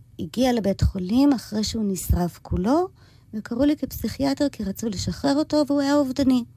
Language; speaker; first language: Hebrew; early bilingual, other home language; English